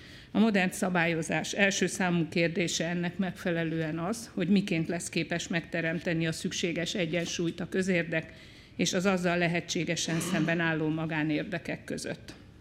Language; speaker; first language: Hungarian; native; Hungarian